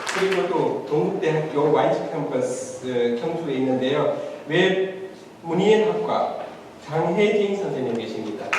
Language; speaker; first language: Korean; non-native, fluent; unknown